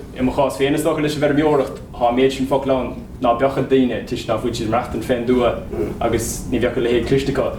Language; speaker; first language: Irish; native; Irish